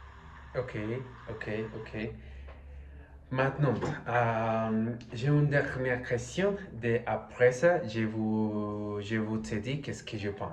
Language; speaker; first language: French; non-native, learner; Spanish